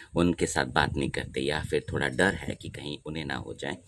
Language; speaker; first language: Hindi; non-native, local second language; Odia